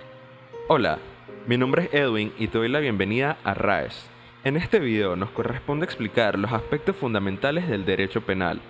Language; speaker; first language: Spanish; native; Spanish